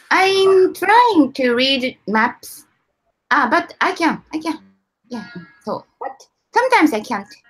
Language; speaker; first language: English; non-native, learner; Japanese